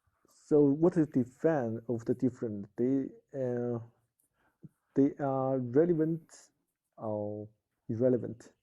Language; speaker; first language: English; non-native, learner; Chinese